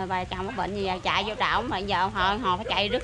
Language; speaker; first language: Vietnamese; native; Vietnamese